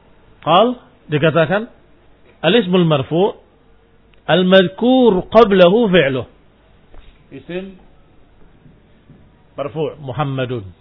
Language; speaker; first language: Arabic; non-native, fluent; Indonesian